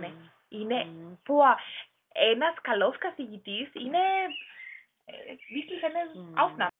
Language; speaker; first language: Greek; non-native, learner; German